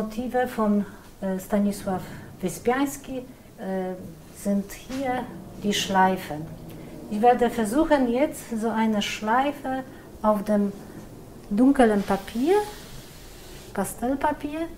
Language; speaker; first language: German; non-native, fluent; Polish